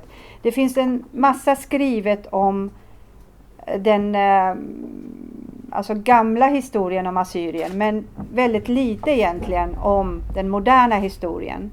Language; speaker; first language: Swedish; early bilingual, other home language; Assyrian Neo-Aramaic